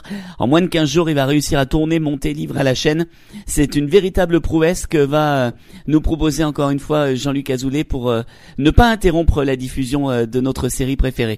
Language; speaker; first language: French; native; French